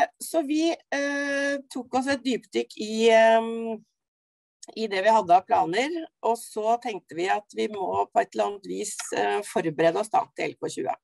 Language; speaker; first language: Norwegian; native; Norwegian